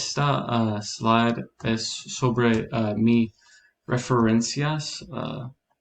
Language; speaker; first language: Spanish; non-native, learner; English